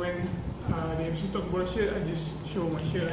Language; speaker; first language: English; non-native, local second language; Malay